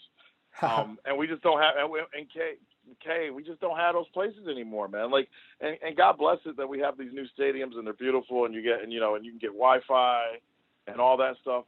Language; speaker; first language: English; native; English